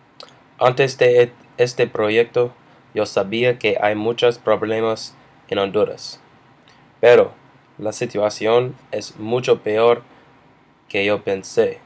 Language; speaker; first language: Spanish; non-native, learner; English